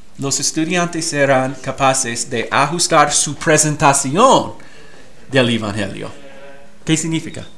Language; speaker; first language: Spanish; non-native, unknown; English